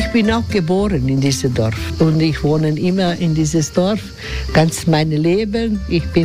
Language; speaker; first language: German; non-native, learner; Croatian